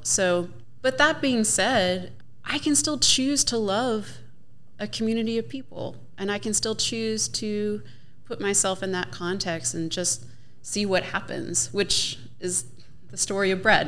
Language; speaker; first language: English; native; English